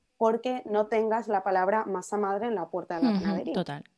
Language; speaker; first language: Spanish; native; Spanish